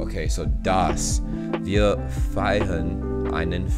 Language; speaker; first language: German; non-native, learner; English